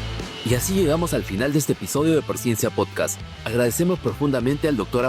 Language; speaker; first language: Spanish; native; Spanish